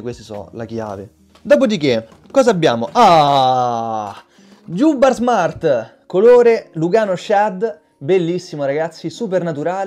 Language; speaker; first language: Italian; native; Italian